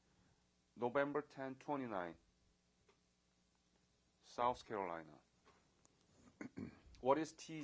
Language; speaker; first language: English; non-native, fluent; Korean